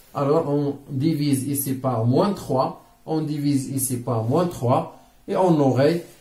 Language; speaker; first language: French; non-native, local second language; Arabic